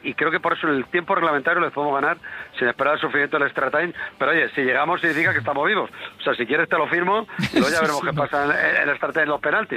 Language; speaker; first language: Spanish; native; Spanish